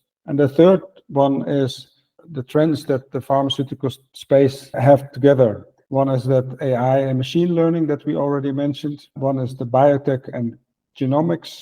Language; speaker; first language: English; non-native, fluent; Dutch